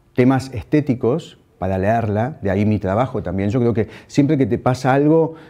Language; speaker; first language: Spanish; native; Spanish